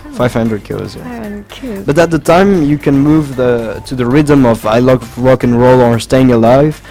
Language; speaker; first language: English; non-native, fluent; French